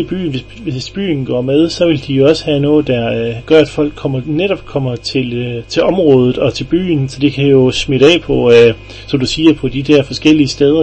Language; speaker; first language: Danish; native; Danish